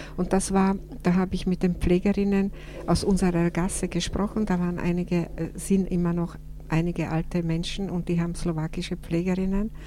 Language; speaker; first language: German; non-native, fluent; Slovak